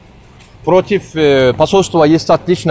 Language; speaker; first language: Russian; non-native, learner; Turkish